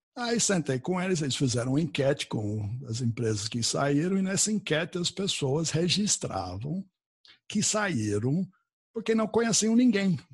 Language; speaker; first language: Portuguese; non-native, fluent; English